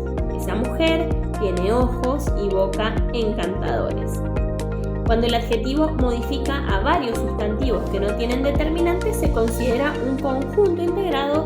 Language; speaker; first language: Spanish; native; Spanish